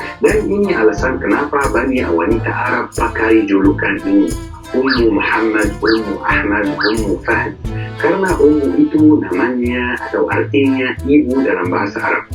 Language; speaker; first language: Indonesian; non-native, fluent; Arabic